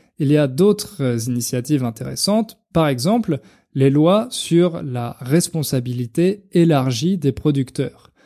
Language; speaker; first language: French; native; French